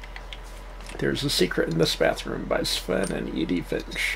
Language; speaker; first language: English; native; English